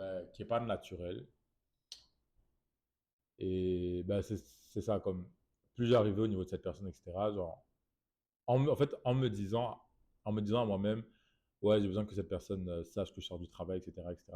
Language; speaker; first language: French; native; French